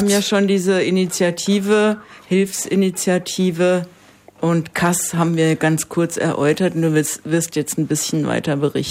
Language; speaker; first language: German; native; German